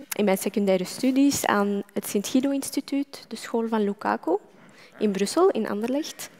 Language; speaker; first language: Dutch; non-native, fluent; Arabic